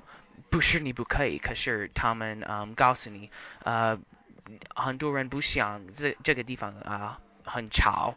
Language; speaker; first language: Chinese; non-native, learner; English